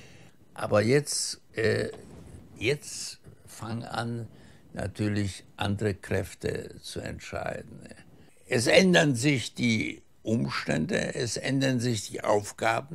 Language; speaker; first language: German; early bilingual, heritage; German